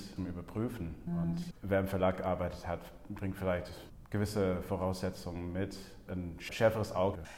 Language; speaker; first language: German; non-native, fluent; English